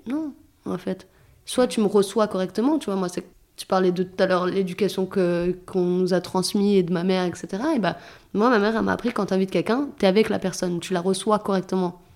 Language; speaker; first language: French; early bilingual, other home language; Arabic